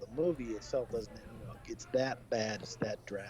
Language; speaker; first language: English; native; English